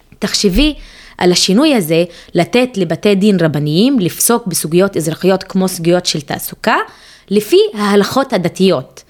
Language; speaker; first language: Hebrew; non-native, local second language; Arabic